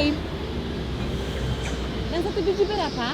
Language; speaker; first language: Indonesian; non-native, fluent; Polish